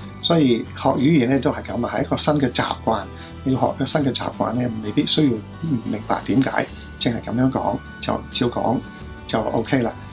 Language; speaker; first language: Cantonese; non-native, fluent; English